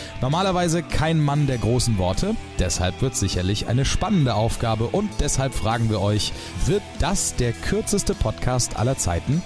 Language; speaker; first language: German; native; German